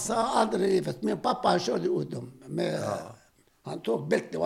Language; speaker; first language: Swedish; non-native, fluent; Arabic